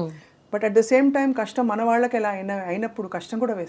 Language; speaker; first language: Telugu; native; Telugu